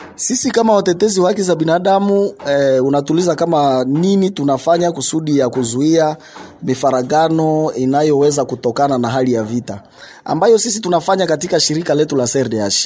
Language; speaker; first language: Swahili; non-native, local second language; Nande